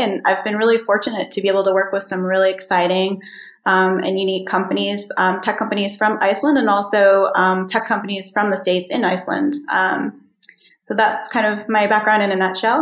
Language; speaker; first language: English; native; English